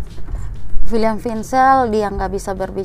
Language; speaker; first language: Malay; non-native, local second language; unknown